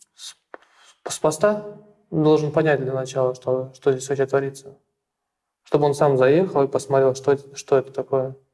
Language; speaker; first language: Russian; native; Russian